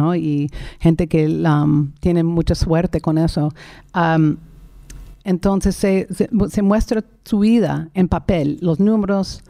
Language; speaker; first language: Spanish; non-native, fluent; English